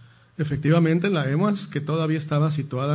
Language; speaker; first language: Spanish; native; Spanish